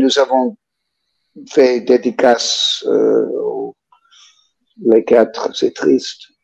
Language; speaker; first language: French; non-native, learner; English